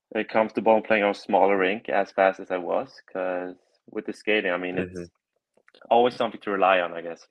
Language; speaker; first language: English; non-native, fluent; Swedish